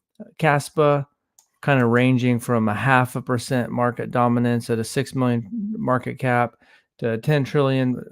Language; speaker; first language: English; native; English